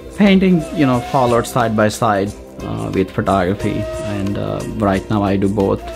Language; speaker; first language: English; non-native, local second language; Gujarati